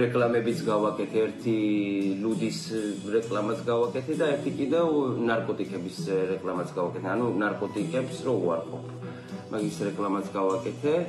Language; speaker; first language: Georgian; early bilingual, heritage; Georgian